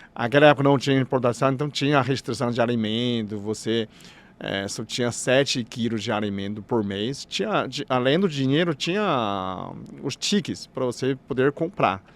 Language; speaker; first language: Portuguese; non-native, fluent; Chinese